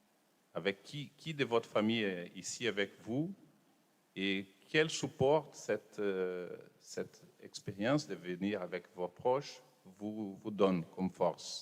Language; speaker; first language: French; non-native, fluent; Portuguese